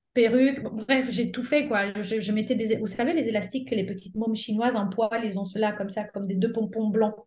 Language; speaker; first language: French; non-native, fluent; Italian